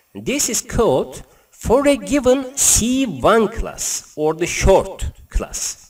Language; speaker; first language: English; non-native, learner; Turkish